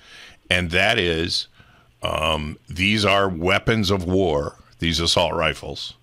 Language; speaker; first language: English; native; English